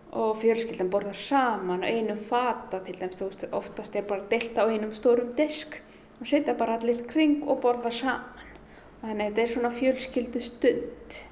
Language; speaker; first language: Icelandic; early bilingual, other home language; Amharic